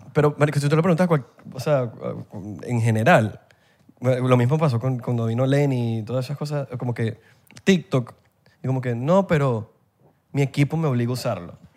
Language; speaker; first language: Spanish; native; Spanish